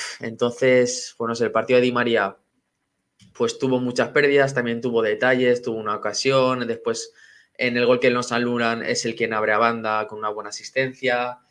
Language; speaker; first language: Spanish; native; Spanish